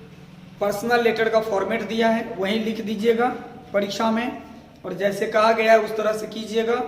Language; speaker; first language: Hindi; native; Hindi